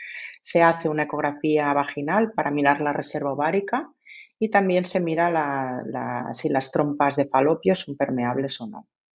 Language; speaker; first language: Spanish; native; Spanish